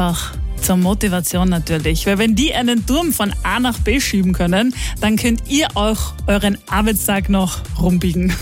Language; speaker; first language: German; native; German